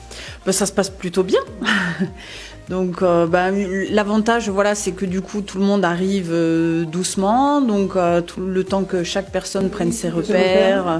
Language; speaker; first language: French; native; French